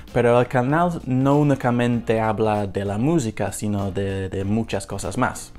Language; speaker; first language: Spanish; non-native, fluent; English